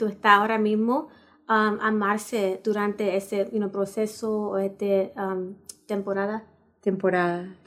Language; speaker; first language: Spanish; early bilingual, heritage; Spanish